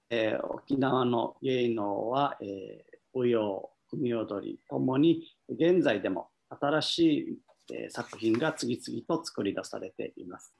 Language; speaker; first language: Japanese; native; Japanese